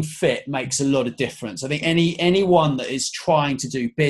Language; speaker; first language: English; native; English